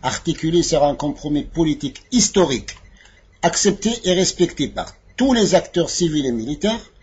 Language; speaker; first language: French; non-native, local second language; Arabic